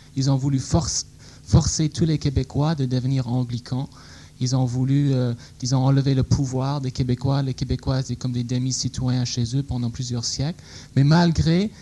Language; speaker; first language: French; non-native, fluent; English